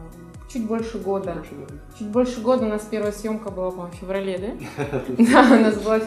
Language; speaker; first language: Russian; native; Russian